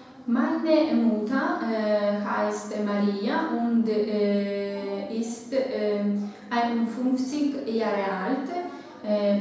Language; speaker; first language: German; non-native, learner; Ukrainian